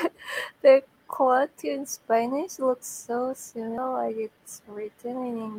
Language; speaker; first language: English; non-native, learner; Korean